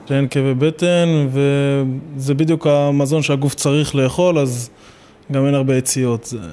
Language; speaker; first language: Hebrew; native; Hebrew